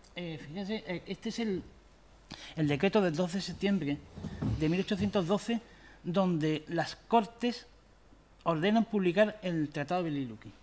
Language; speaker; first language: Spanish; native; Spanish